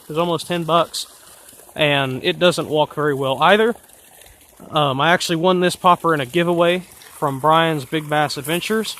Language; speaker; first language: English; native; English